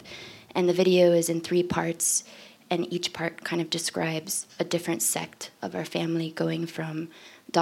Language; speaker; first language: English; native; English